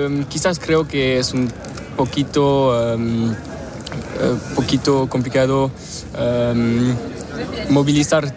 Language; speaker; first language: Spanish; non-native, learner; French